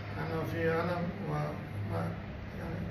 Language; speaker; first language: Arabic; non-native, learner; Tajik